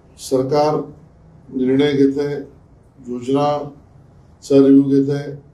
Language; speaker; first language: Marathi; native; Marathi